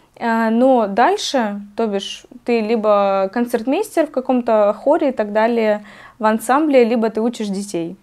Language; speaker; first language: Russian; native; Russian